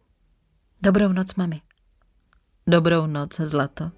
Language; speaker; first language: Czech; native; Czech